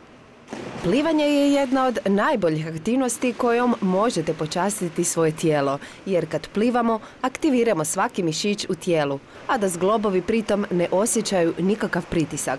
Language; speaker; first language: Croatian; native; Croatian